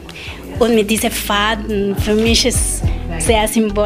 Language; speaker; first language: German; non-native, fluent; Spanish